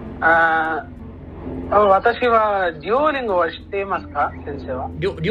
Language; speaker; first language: Japanese; non-native, learner; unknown